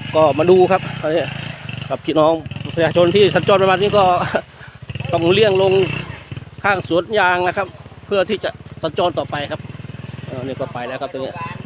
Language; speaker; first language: Thai; native; Thai